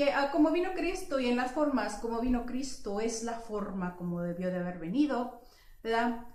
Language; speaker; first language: Spanish; early bilingual, heritage; Spanish